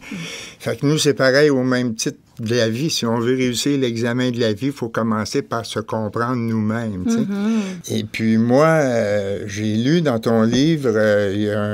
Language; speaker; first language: French; native; French